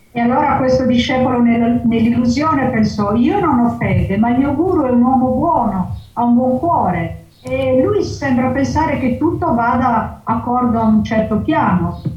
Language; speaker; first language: Italian; native; Italian